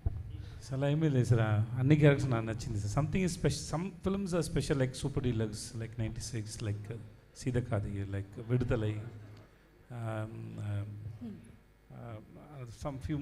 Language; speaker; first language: Telugu; non-native, learner; Tamil